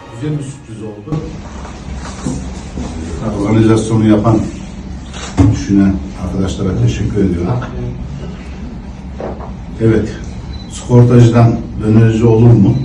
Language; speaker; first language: Turkish; native; Turkish